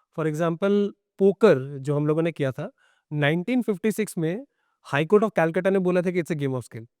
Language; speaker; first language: Hindi; non-native, local second language; Bangla